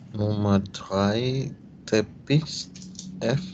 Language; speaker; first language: German; non-native, learner; Indonesian